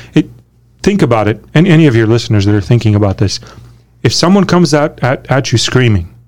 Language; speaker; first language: English; early bilingual, other home language; Romanian